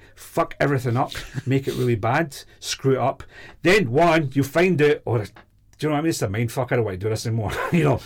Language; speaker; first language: English; native; English